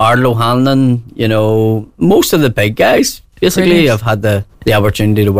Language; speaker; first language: English; native; English